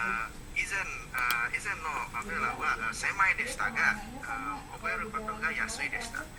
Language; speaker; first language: Japanese; non-native, learner; Indonesian